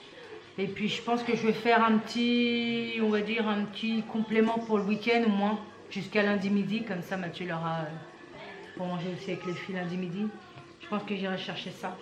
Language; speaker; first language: French; native; French